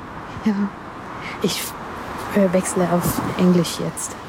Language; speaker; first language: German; non-native, learner; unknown